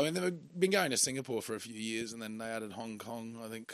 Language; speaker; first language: English; native; English